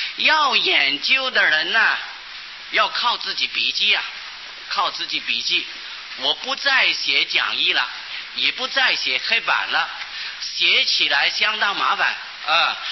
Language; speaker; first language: Chinese; non-native, local second language; Hakka Chinese